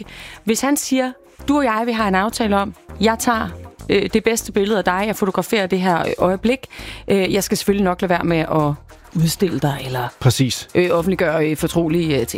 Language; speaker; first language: Danish; native; Danish